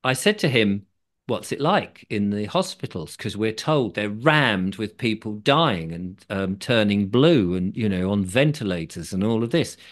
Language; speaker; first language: English; native; English